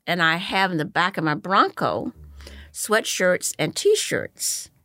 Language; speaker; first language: English; native; English